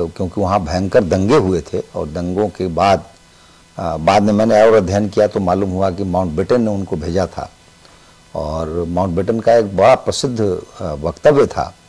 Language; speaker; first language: Hindi; native; Hindi